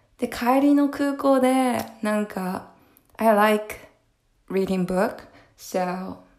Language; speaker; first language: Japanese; early bilingual, heritage; Japanese